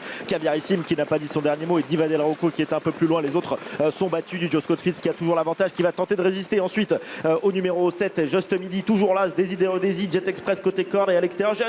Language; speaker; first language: French; native; French